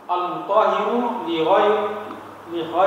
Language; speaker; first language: Arabic; non-native, learner; Indonesian